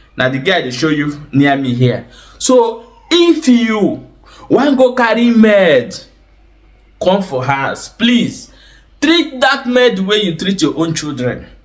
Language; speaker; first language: Nigerian Pidgin; non-native, local second language; Igbo